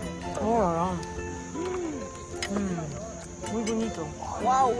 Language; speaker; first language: Spanish; non-native, learner; French